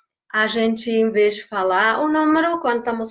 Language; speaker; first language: Portuguese; non-native, fluent; English